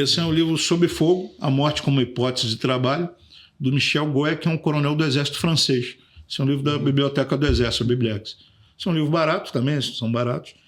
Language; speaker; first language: Portuguese; native; Portuguese